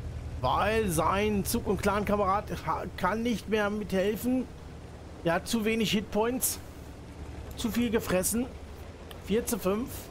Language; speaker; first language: German; native; German